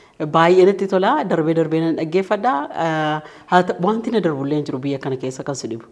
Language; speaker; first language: Oromo; native; Oromo